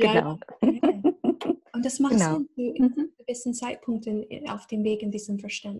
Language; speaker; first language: German; non-native, fluent; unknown